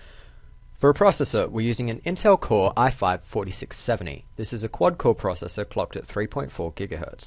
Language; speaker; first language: English; native; English